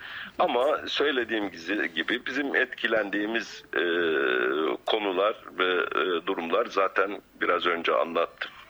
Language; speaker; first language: Turkish; non-native, fluent; Arabic